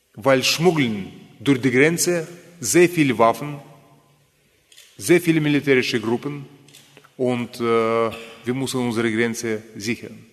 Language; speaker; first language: German; non-native, fluent; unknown